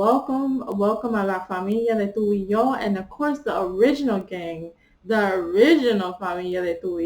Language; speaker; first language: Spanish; early bilingual, heritage; Spanish